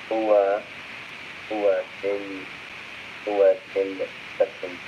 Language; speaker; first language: Arabic; non-native, learner; English